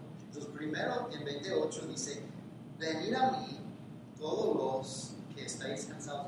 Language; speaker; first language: Spanish; non-native, fluent; English